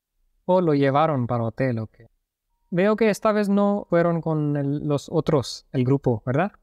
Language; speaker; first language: Spanish; non-native, fluent; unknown